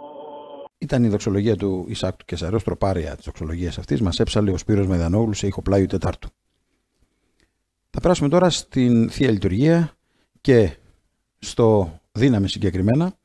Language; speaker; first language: Greek; native; Greek